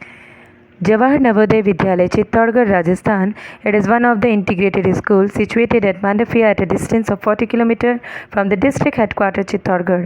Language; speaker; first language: English; non-native, local second language; Hindi